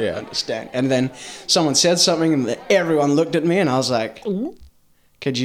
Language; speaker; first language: English; native; English